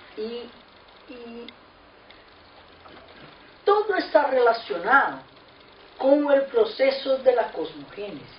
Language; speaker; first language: Spanish; non-native, fluent; Portuguese